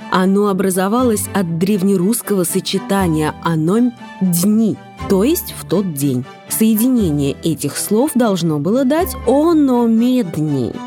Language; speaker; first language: Russian; native; Russian